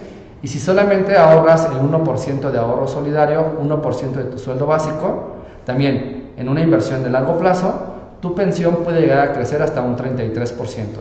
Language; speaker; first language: Spanish; native; Spanish